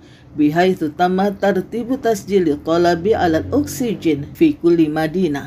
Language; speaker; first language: Arabic; non-native, fluent; Indonesian